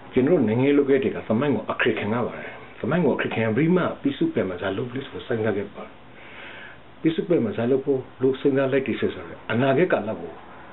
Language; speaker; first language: Burmese; native; Burmese